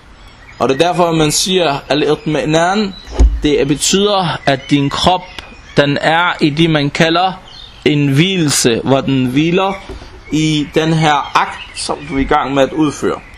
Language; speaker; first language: Danish; non-native, local second language; Arabic